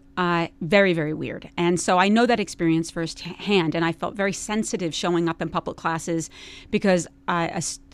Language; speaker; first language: English; native; English